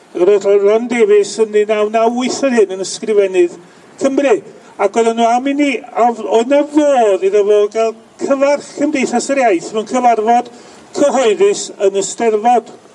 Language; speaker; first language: Welsh; native; Welsh